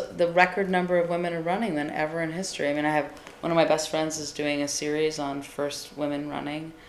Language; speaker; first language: English; native; English